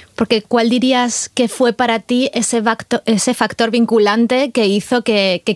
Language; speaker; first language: Spanish; native; Spanish